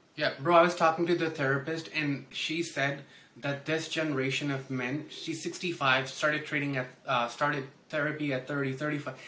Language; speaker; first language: English; early bilingual, other home language; Hindi